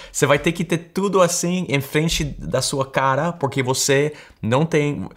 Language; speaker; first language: Portuguese; early bilingual, heritage; English